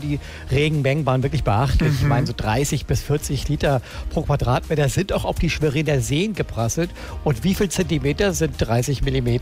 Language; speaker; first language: German; native; German